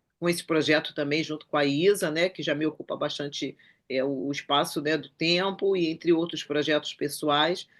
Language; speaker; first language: Portuguese; native; Portuguese